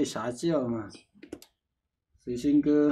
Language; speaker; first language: Chinese; native; Chinese